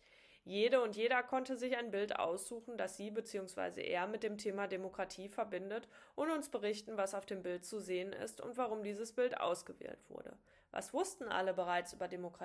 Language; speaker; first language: German; native; German